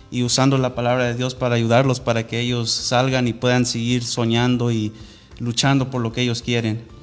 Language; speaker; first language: Spanish; early bilingual, heritage; Spanish